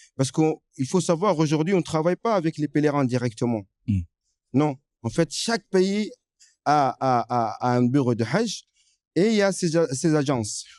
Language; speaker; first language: French; non-native, fluent; Arabic